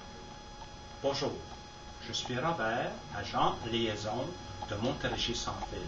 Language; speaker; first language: French; non-native, fluent; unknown